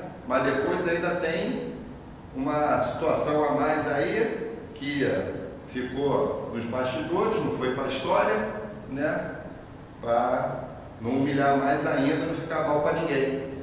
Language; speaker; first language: Portuguese; native; Portuguese